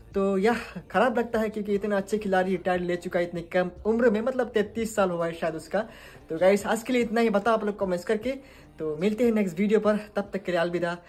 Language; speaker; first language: Hindi; non-native, local second language; Assamese